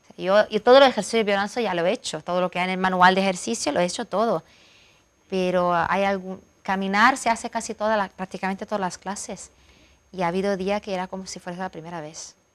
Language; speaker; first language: Spanish; non-native, fluent; Italian